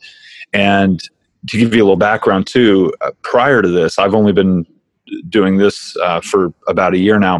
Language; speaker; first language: English; native; English